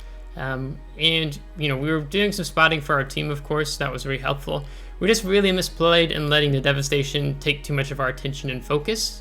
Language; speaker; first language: English; native; English